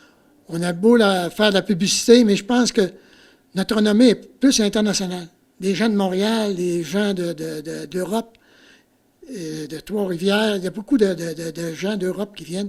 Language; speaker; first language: French; native; French